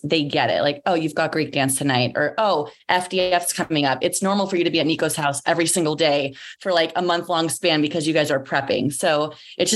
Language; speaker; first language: English; early bilingual, other home language; Greek